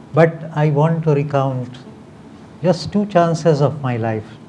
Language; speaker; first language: English; non-native, local second language; Marathi